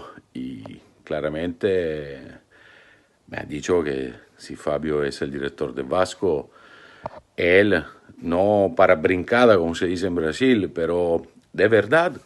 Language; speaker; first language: Spanish; non-native, fluent; Italian